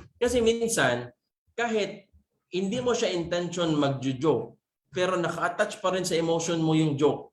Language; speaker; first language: Filipino; non-native, local second language; Cebuano